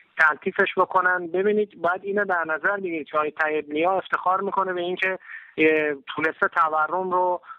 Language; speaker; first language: Persian; native; Persian